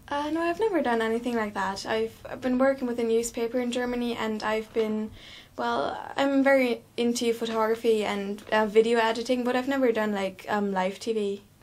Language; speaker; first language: English; non-native, fluent; German